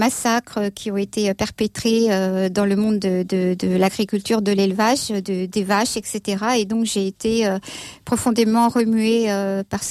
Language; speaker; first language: French; native; French